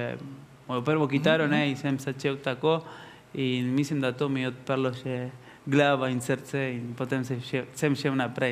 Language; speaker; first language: Slovenian; non-native, learner; Spanish